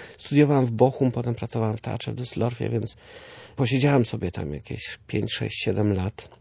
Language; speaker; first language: Polish; early bilingual, heritage; Polish